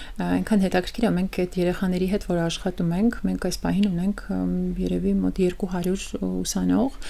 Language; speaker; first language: Armenian; early bilingual, heritage; Armenian